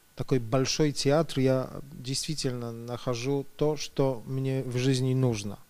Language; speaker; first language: Russian; non-native, fluent; Polish